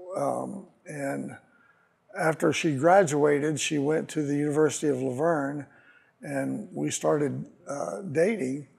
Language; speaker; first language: English; native; English